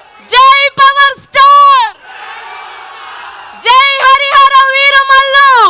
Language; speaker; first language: Telugu; native; Telugu